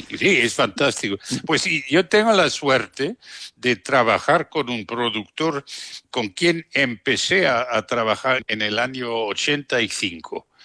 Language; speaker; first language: Spanish; non-native, fluent; German